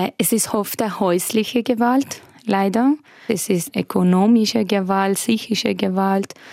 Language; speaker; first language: German; non-native, fluent; Persian